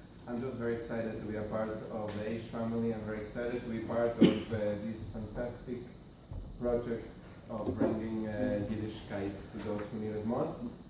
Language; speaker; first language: English; non-native, fluent; Spanish